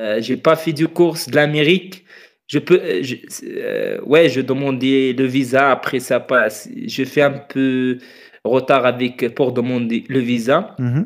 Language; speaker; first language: French; non-native, fluent; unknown